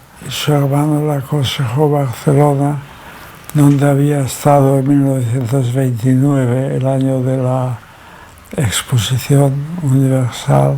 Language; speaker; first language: Spanish; early bilingual, other home language; German